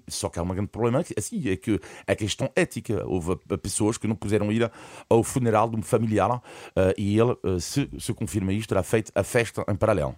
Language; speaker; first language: Portuguese; non-native, fluent; French